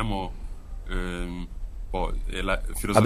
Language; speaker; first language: Italian; non-native, fluent; Kinyarwanda